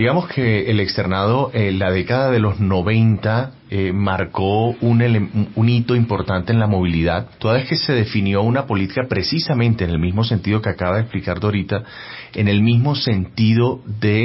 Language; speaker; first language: Spanish; native; Spanish